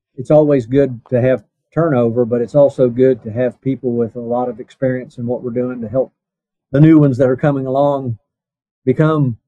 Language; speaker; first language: English; native; English